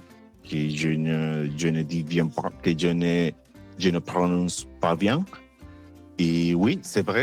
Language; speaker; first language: French; non-native, learner; Spanish